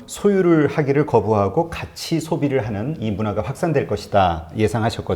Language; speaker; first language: Korean; native; Korean